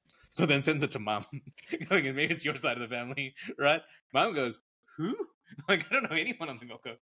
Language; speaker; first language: English; native; English